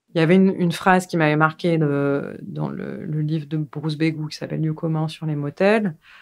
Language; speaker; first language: French; native; French